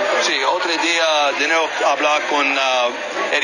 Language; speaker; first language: Spanish; non-native, learner; English